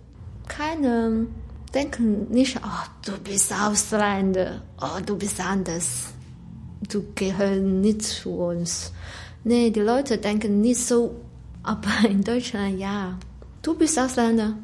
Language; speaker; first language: German; non-native, learner; Chinese